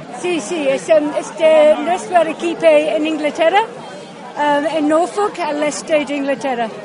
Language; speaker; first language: Spanish; non-native, learner; English